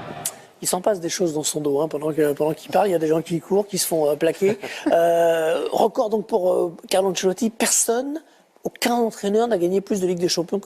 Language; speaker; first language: French; native; French